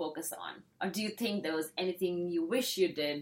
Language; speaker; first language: English; non-native, local second language; Hindi